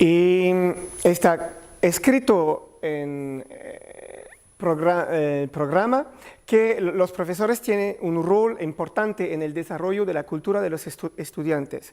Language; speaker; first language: Spanish; non-native, learner; French